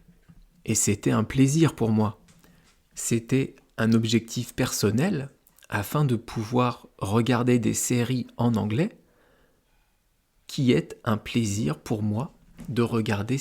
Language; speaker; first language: French; native; French